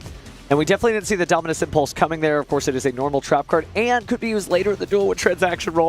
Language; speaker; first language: English; native; English